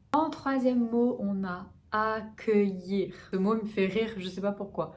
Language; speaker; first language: French; native; French